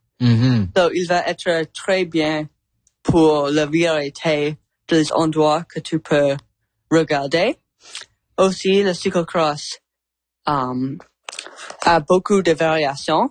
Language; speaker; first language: French; non-native, local second language; English